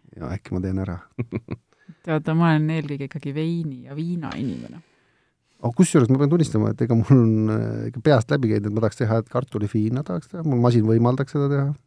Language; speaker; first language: Estonian; native; Estonian